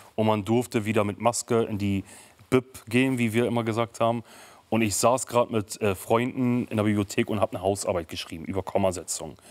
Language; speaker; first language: German; early bilingual, other home language; Kurdish